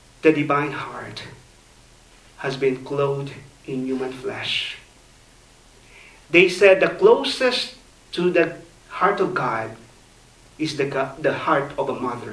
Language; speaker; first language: English; non-native, local second language; Filipino